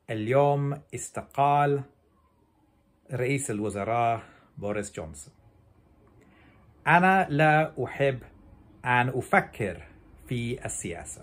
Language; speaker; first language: Arabic; non-native, fluent; English